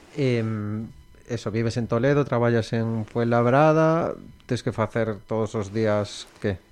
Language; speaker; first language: Galician; non-native, local second language; Spanish